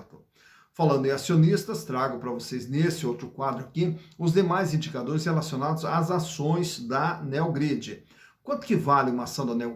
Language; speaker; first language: Portuguese; native; Portuguese